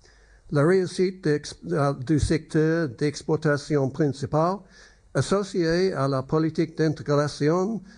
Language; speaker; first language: French; non-native, learner; English